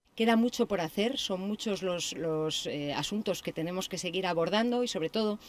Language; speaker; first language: Spanish; native; Spanish